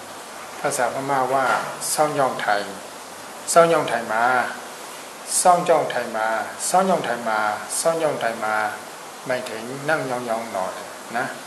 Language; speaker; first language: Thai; non-native, fluent; Burmese